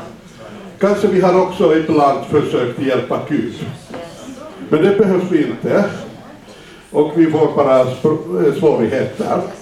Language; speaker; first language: Swedish; non-native, fluent; Finnish